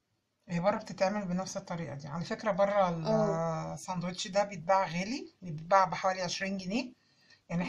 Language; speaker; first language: Arabic; native; Arabic